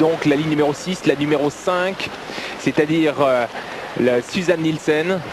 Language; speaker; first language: French; native; French